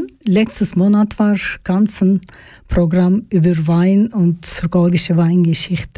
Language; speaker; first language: German; non-native, learner; Georgian